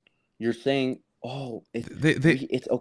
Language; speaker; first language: English; native; English